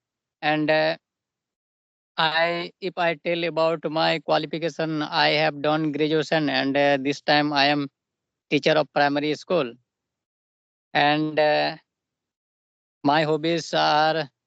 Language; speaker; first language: English; non-native, local second language; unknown